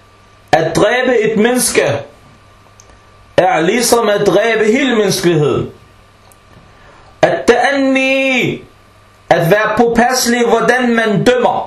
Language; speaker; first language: Danish; early bilingual, other home language; Arabic